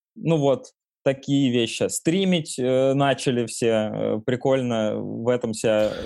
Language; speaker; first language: Russian; native; Russian